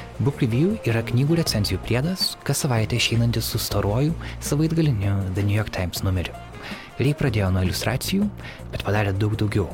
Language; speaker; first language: Lithuanian; native; Lithuanian